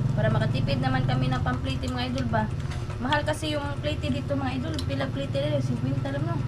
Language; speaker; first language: Filipino; native; Filipino